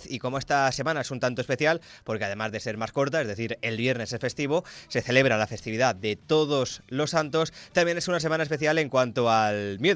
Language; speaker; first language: Spanish; native; Spanish